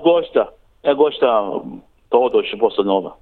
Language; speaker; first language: Portuguese; non-native, learner; English